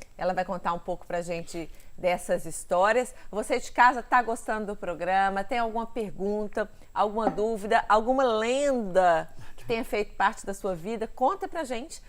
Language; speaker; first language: Portuguese; native; Portuguese